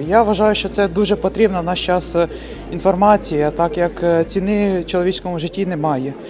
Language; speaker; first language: Ukrainian; non-native, local second language; Russian